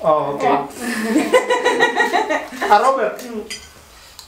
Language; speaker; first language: English; non-native, fluent; Indonesian